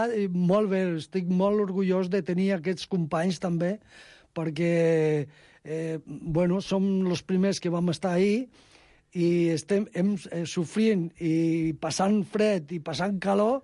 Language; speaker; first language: Catalan; non-native, local second language; Spanish